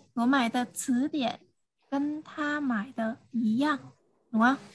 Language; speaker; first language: Chinese; non-native, fluent; Vietnamese